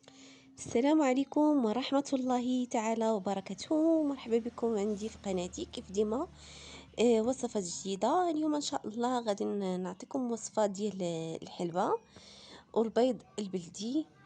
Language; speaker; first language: Arabic; native; Arabic